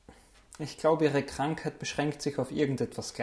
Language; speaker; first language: German; native; German